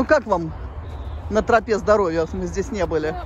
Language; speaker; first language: Russian; native; Russian